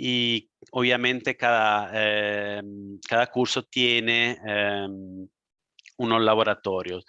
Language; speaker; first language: Spanish; non-native, fluent; Italian